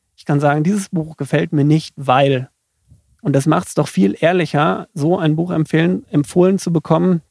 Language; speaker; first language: German; native; German